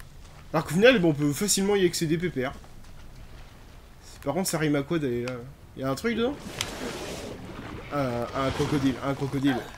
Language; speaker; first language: French; native; French